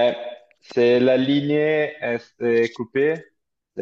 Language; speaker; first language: French; non-native, learner; Italian